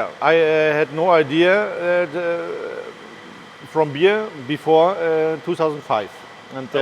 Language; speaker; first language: English; non-native, learner; German